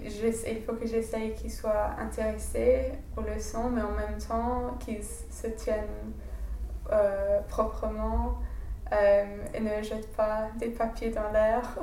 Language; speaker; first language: French; non-native, fluent; English